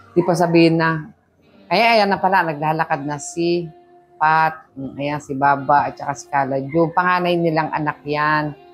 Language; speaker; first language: Filipino; non-native, local second language; Pampanga